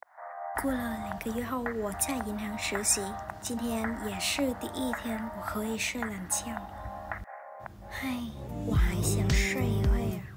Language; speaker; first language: Chinese; non-native, learner; Vietnamese